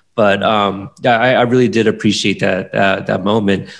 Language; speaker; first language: English; native; English